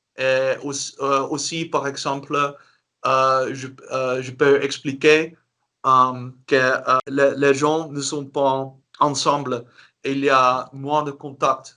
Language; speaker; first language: French; non-native, learner; Dutch